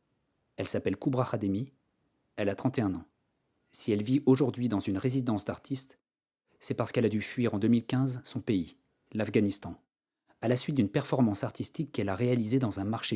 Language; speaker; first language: French; native; French